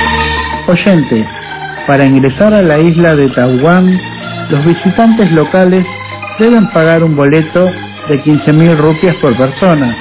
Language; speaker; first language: Spanish; non-native, fluent; Indonesian